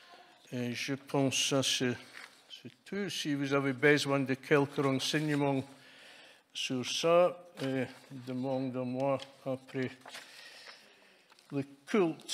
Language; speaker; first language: French; non-native, fluent; English